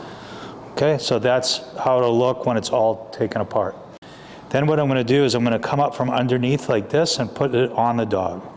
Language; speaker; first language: English; native; English